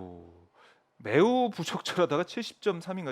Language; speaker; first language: Korean; native; Korean